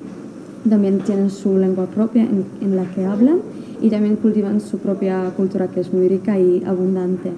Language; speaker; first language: Spanish; non-native, fluent; Polish